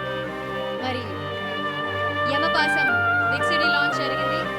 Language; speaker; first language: Telugu; native; Telugu